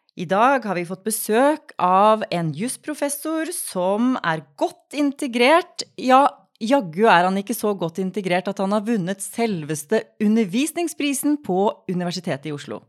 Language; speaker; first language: Norwegian; native; Norwegian